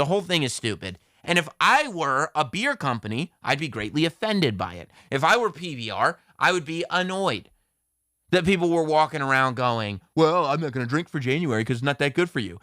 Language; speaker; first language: English; native; English